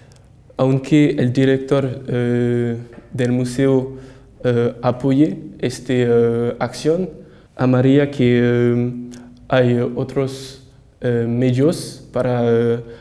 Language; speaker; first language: Spanish; non-native, learner; French